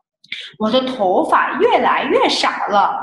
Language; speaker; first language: Chinese; non-native, fluent; Thai